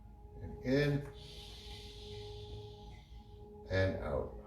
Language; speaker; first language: English; native; English